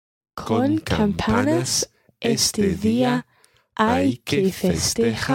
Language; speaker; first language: Spanish; non-native, learner; English